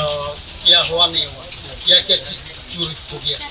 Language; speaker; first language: Hindi; non-native, local second language; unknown